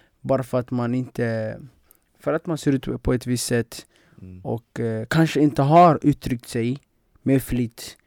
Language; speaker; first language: Swedish; non-native, fluent; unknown